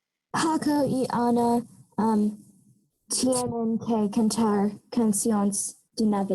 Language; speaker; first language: Spanish; non-native, learner; English